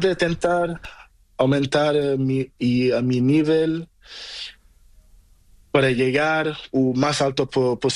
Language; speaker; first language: Spanish; non-native, learner; Portuguese